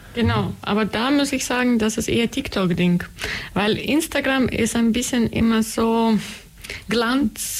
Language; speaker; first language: German; non-native, fluent; Russian